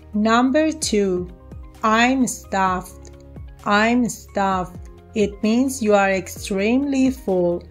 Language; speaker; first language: English; non-native, fluent; Persian